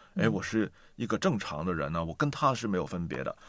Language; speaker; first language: Chinese; non-native, local second language; Cantonese